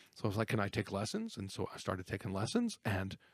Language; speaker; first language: English; native; English